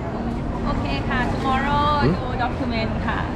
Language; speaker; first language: English; non-native, learner; Thai